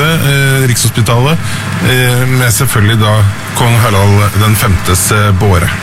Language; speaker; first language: Norwegian; native; Norwegian